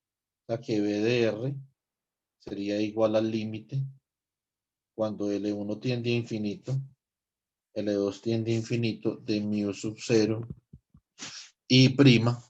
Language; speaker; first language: Spanish; native; Spanish